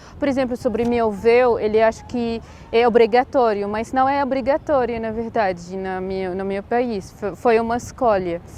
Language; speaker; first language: Portuguese; non-native, fluent; Arabic